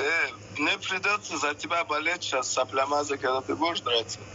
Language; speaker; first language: Russian; native; Russian